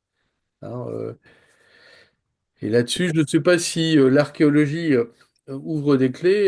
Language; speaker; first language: French; native; French